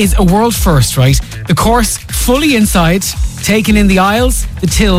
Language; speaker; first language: English; native; English